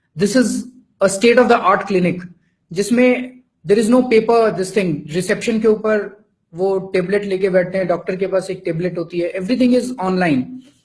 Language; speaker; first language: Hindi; native; Hindi